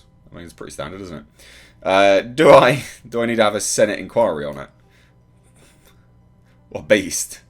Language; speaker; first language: English; native; English